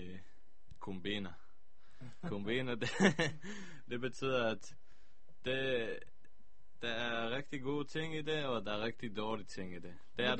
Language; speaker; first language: Danish; early bilingual, heritage; Hebrew